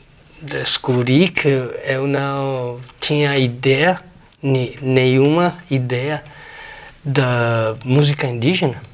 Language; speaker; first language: Portuguese; non-native, fluent; Spanish